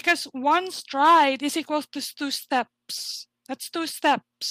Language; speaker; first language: English; non-native, local second language; Filipino